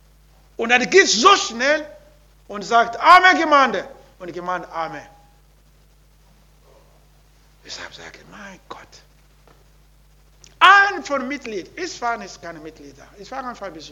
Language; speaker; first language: German; non-native, learner; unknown